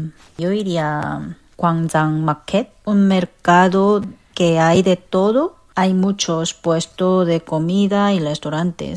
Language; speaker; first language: Spanish; non-native, fluent; Korean